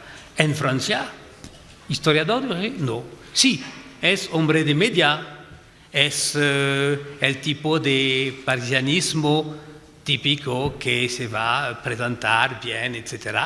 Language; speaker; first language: Spanish; non-native, fluent; French